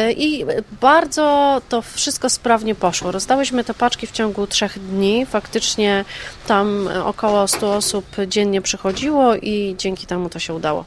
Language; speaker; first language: Polish; native; Polish